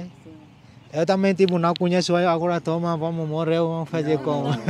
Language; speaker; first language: Portuguese; non-native, learner; Vietnamese